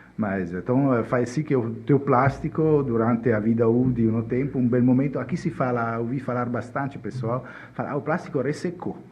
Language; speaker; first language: Portuguese; non-native, fluent; Italian